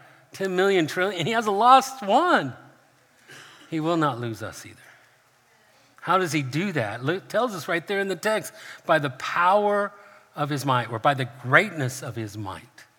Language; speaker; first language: English; native; English